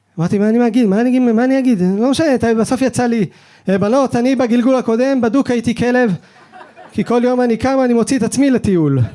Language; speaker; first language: Hebrew; early bilingual, other home language; French